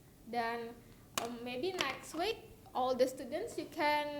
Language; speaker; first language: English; non-native, local second language; Indonesian